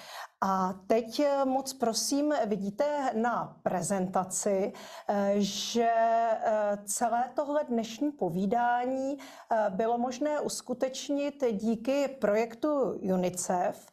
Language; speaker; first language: Czech; native; Czech